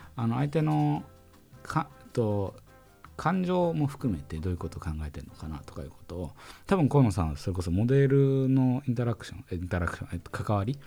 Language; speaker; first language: Japanese; non-native, fluent; German